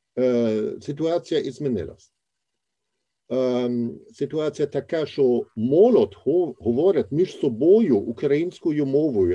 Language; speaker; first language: Ukrainian; non-native, fluent; German